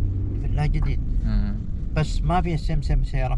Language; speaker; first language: Arabic; native; Arabic